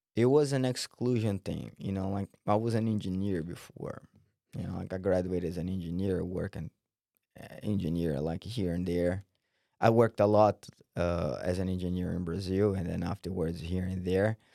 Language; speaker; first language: English; non-native, fluent; Portuguese